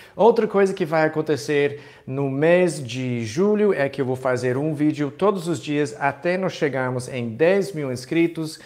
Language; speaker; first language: Portuguese; non-native, fluent; English